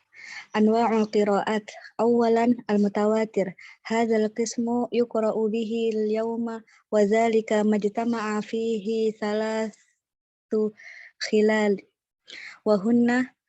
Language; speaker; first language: Arabic; non-native, learner; Indonesian